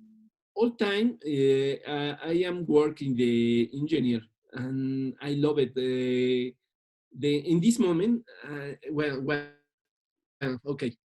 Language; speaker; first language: English; non-native, learner; Spanish